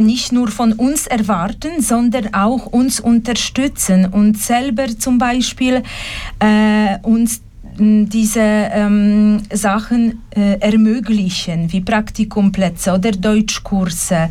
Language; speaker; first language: German; non-native, fluent; Polish